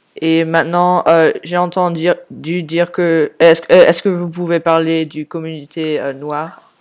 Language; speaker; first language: French; non-native, fluent; English